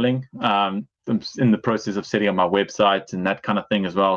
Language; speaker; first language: English; native; English